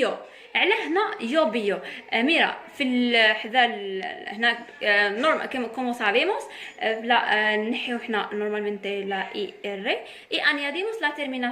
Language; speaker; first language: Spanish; non-native, fluent; Arabic